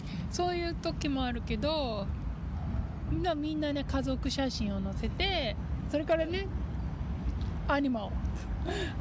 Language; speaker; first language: Japanese; native; Japanese